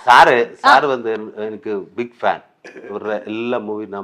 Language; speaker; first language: Tamil; non-native, learner; Malayalam